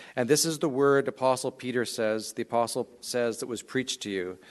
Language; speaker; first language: English; native; English